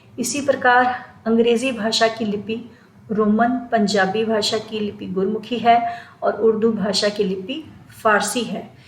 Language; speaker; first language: Hindi; native; Hindi